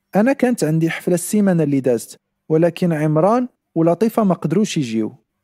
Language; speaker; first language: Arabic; non-native, learner; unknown